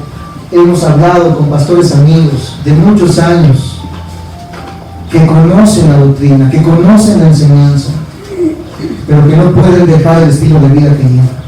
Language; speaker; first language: Spanish; native; Spanish